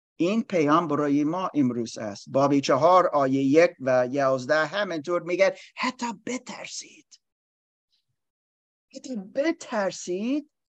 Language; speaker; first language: Persian; non-native, learner; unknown